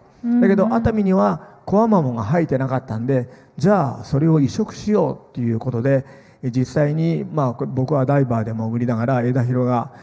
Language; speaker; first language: Japanese; native; Japanese